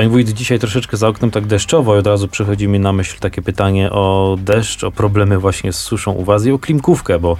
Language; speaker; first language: Polish; native; Polish